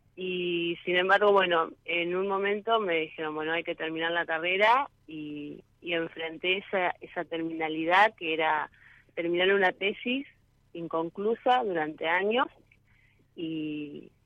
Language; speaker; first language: Spanish; native; Spanish